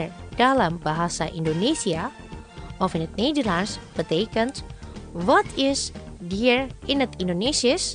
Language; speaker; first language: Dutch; non-native, fluent; Indonesian